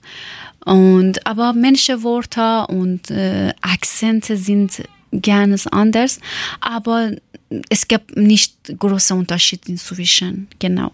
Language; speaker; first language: German; non-native, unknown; Persian